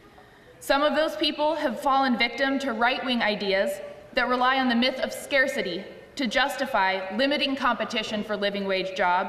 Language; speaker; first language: English; native; English